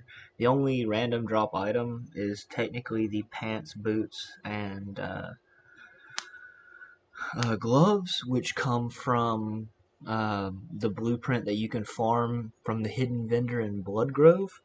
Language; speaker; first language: English; native; English